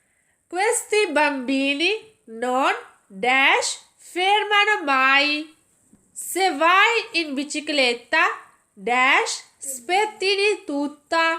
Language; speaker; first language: Italian; non-native, fluent; Urdu